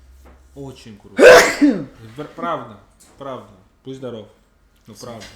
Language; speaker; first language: Russian; non-native, fluent; English